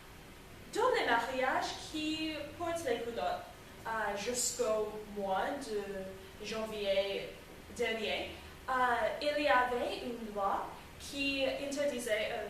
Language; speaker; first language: French; non-native, learner; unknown